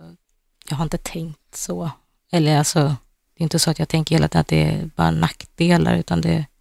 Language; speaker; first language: Swedish; native; Swedish